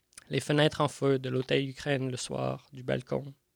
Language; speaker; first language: French; native; French